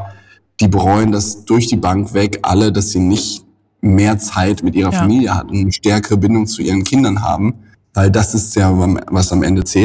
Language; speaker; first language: German; native; German